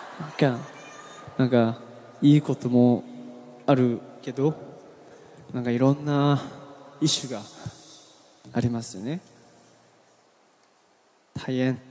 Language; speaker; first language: Japanese; non-native, learner; Korean